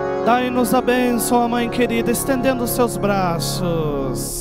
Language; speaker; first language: Portuguese; native; Portuguese